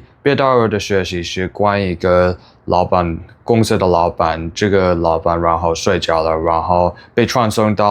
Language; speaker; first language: Chinese; non-native, fluent; English